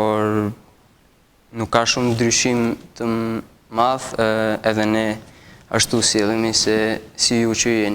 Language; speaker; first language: Albanian; early bilingual, heritage; Albanian